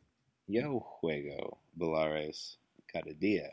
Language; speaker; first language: Spanish; non-native, learner; English